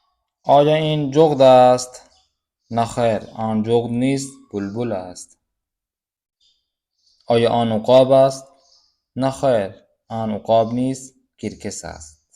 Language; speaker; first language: Persian; non-native, fluent; Urdu